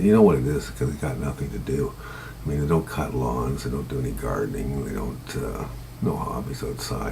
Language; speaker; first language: English; native; English